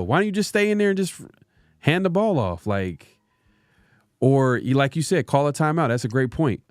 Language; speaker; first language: English; native; English